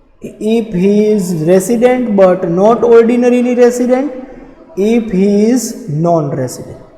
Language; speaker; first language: English; non-native, local second language; Gujarati